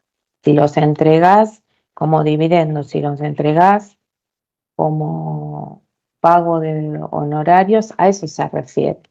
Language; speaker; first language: Spanish; native; Spanish